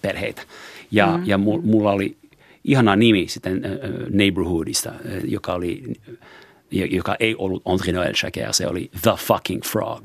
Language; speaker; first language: Finnish; non-native, fluent; French